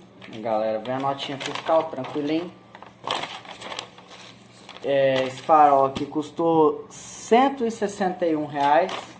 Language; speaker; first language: Portuguese; native; Portuguese